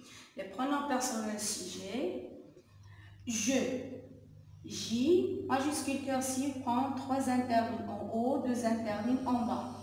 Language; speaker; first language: French; non-native, local second language; Arabic